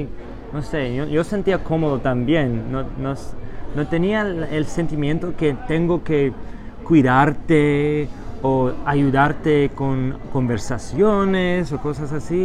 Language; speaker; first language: Spanish; non-native, fluent; English